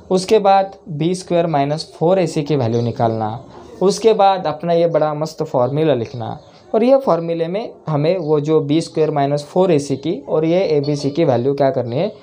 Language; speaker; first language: Hindi; non-native, local second language; Marathi